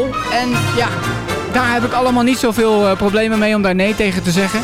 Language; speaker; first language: Dutch; native; Dutch